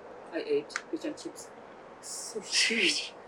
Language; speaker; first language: English; non-native, learner; Japanese